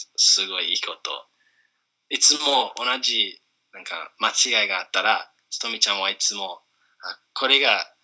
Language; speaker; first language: Japanese; non-native, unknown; English